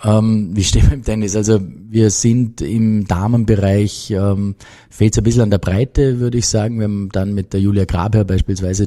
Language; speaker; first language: German; native; German